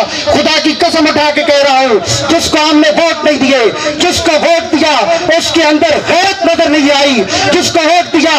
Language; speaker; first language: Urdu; non-native, local second language; Punjabi